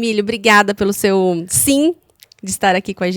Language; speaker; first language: Portuguese; native; Portuguese